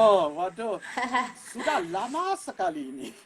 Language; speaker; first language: Indonesian; non-native, fluent; English